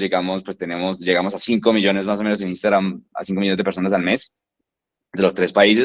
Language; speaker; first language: Spanish; native; Spanish